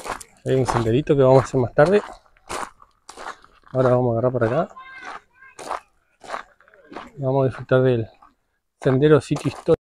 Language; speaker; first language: Spanish; native; Spanish